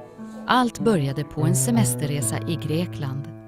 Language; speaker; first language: Swedish; native; Swedish